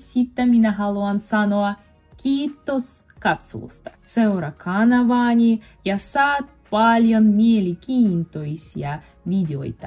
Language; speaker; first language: Finnish; non-native, learner; Russian